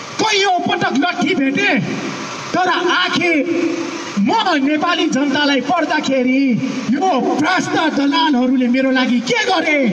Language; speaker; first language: Nepali; non-native, local second language; Newari